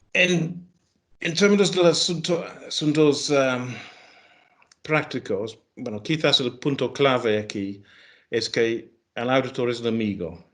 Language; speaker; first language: Spanish; non-native, fluent; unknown